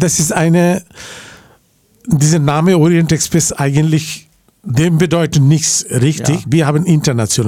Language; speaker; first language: German; non-native, learner; Bangla